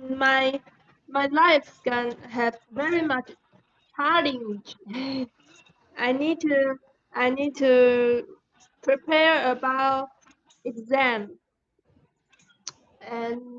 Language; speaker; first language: English; non-native, learner; Chinese